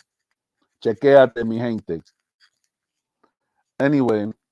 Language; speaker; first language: Spanish; early bilingual, heritage; English